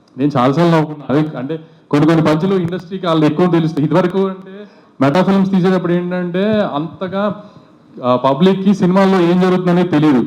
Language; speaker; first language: Telugu; native; Telugu